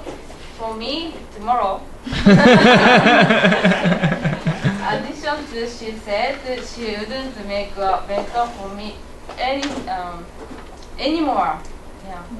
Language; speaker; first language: English; non-native, learner; Japanese